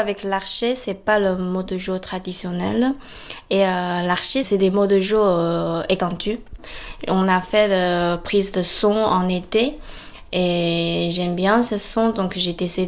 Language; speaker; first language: French; non-native, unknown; Chinese